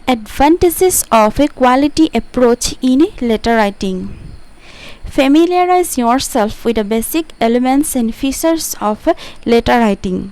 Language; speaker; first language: English; non-native, local second language; Assamese